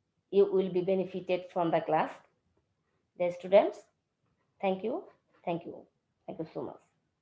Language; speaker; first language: English; non-native, local second language; Bangla